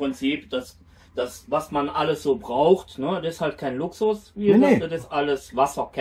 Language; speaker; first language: German; native; German